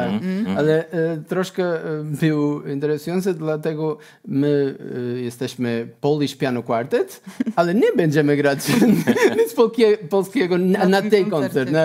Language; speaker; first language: Polish; non-native, learner; Portuguese